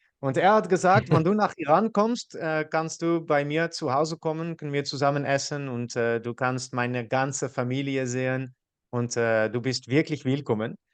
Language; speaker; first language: German; non-native, learner; Dutch